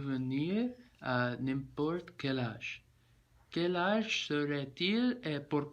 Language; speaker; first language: French; non-native, learner; English